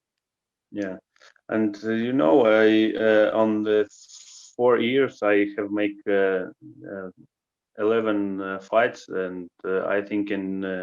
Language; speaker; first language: English; non-native, learner; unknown